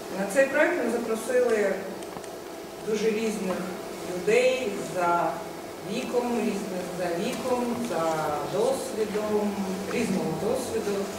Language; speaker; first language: Ukrainian; non-native, local second language; Russian